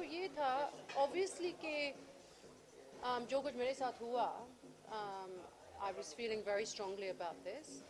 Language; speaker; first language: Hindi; early bilingual, heritage; English